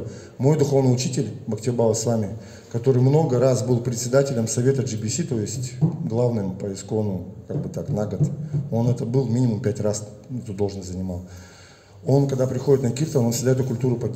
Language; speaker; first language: Russian; native; Russian